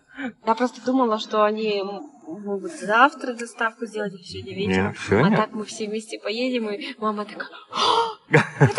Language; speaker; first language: Russian; native; Russian